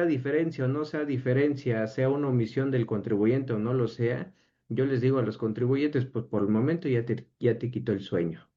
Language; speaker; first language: Spanish; native; Spanish